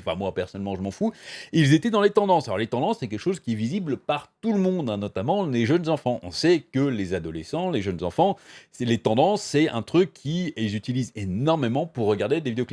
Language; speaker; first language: French; native; French